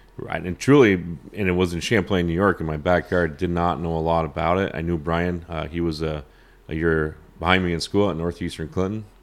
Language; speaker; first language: English; native; English